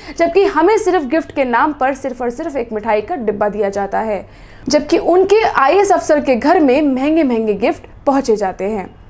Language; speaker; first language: Hindi; native; Hindi